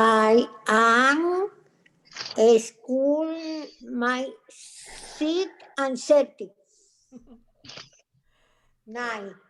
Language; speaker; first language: English; non-native, learner; Spanish